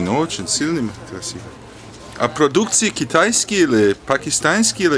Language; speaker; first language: Russian; non-native, learner; English